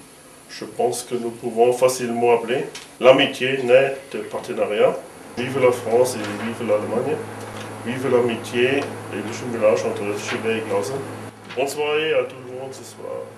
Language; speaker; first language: French; non-native, fluent; German